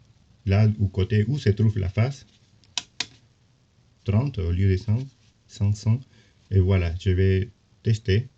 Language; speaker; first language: French; non-native, fluent; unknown